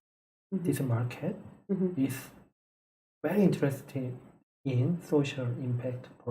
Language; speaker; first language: English; non-native, learner; Korean